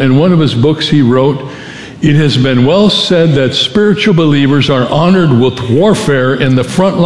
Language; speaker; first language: English; native; English